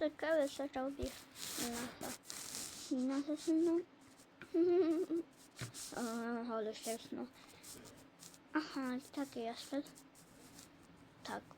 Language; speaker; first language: Polish; early bilingual, heritage; Polish